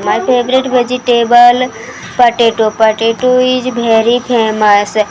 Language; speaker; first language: English; non-native, learner; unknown